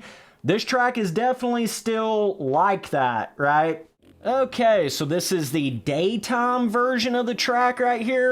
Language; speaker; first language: English; native; English